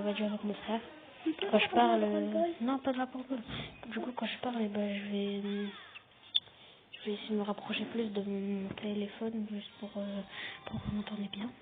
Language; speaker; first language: French; native; French